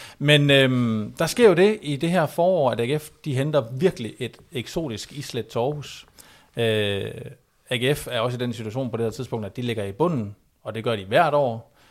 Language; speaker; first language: Danish; native; Danish